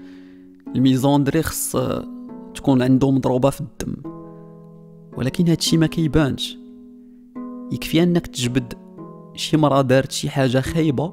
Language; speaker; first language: Arabic; native; Arabic